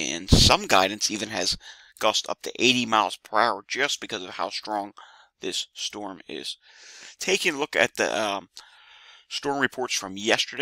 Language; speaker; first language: English; native; English